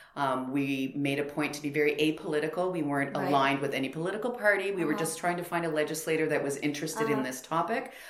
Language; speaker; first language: English; native; English